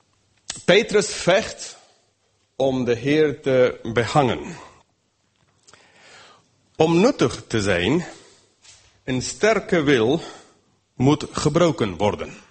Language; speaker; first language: Dutch; non-native, fluent; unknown